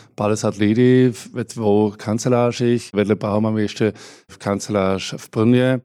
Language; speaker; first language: Czech; non-native, fluent; German